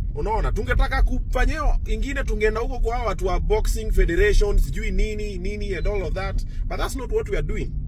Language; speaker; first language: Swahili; native; Swahili